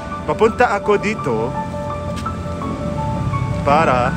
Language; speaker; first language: Filipino; non-native, learner; Arabic